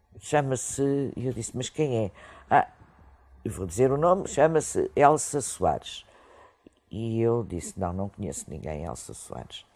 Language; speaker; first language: Portuguese; native; Portuguese